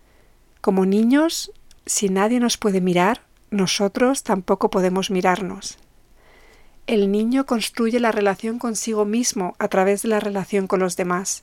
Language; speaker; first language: Spanish; native; Spanish